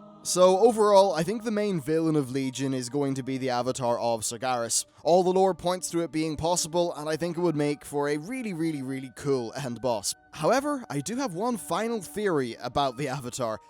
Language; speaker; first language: English; native; English